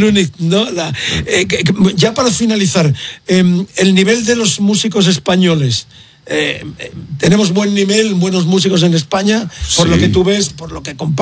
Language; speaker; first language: Spanish; native; Spanish